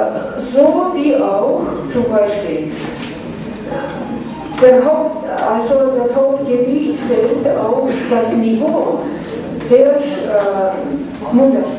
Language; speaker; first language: German; non-native, fluent; Armenian